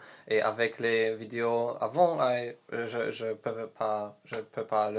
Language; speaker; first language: French; non-native, learner; Polish